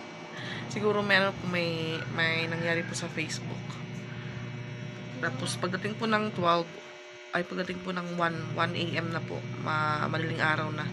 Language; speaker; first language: Filipino; native; Filipino